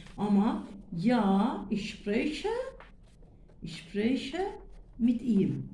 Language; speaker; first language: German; non-native, fluent; Turkish